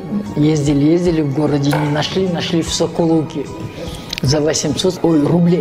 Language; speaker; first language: Russian; non-native, local second language; Kyrgyz